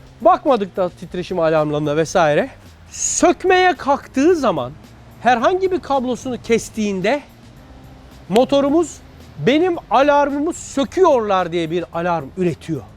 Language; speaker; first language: Turkish; native; Turkish